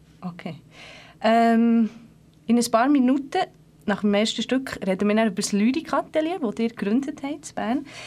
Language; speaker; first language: German; native; German